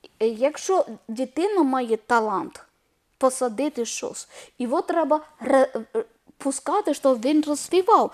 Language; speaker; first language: Ukrainian; non-native, learner; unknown